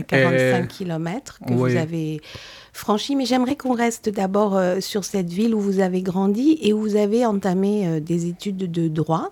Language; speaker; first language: French; native; French